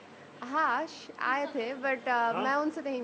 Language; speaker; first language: Hindi; non-native, learner; Bangla